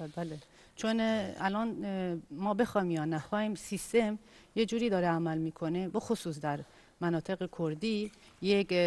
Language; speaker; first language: Persian; non-native, local second language; Kurdish